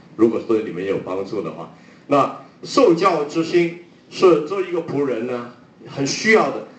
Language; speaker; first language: Chinese; non-native, local second language; Cantonese